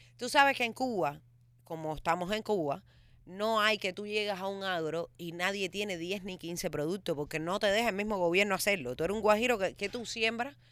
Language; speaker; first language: Spanish; native; Spanish